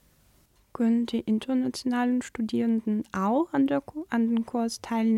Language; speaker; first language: German; non-native, fluent; Russian